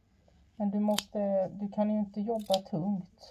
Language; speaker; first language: Swedish; native; Swedish